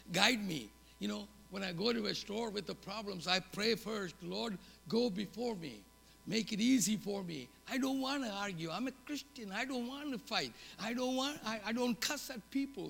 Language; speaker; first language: English; non-native, local second language; Malayalam